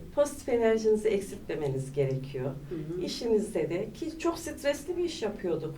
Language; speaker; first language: Turkish; native; Turkish